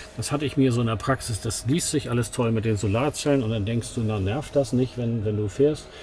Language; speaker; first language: German; native; German